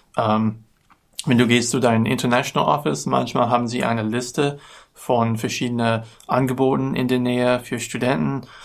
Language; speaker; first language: German; non-native, learner; English